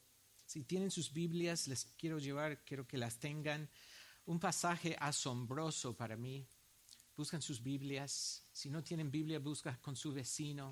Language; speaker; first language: Spanish; non-native, fluent; English